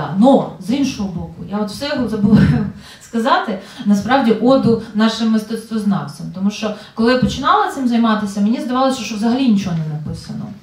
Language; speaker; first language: Ukrainian; native; Ukrainian